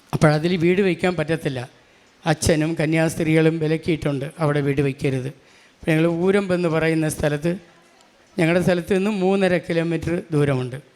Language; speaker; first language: Malayalam; non-native, local second language; Tamil